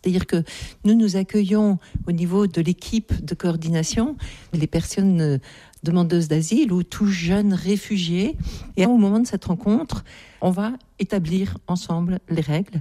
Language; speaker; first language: French; native; French